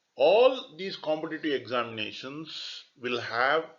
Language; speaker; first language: English; non-native, local second language; Tamil